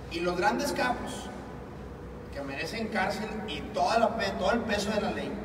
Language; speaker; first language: Spanish; native; Spanish